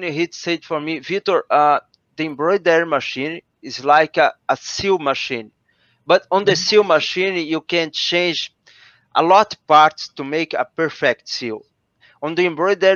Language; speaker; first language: English; non-native, learner; Portuguese